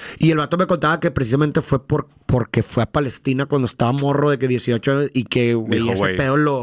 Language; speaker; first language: Spanish; native; Spanish